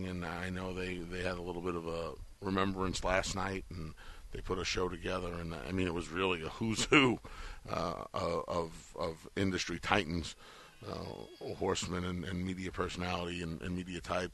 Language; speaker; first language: English; native; English